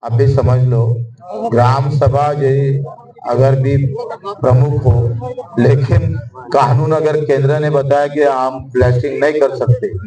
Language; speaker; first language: Hindi; non-native, local second language; Marathi